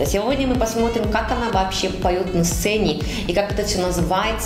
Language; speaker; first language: Russian; early bilingual, heritage; Russian